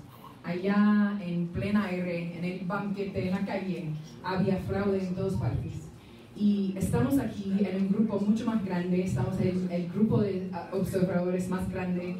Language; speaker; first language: Spanish; non-native, fluent; English